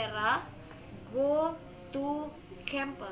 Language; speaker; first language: English; non-native, learner; Indonesian